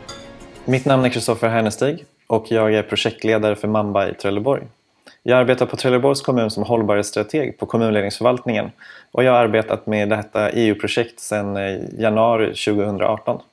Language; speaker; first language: Swedish; native; Swedish